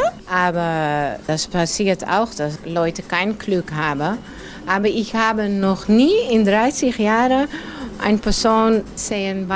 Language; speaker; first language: German; non-native, learner; Dutch